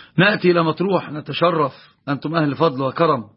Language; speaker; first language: Arabic; native; Arabic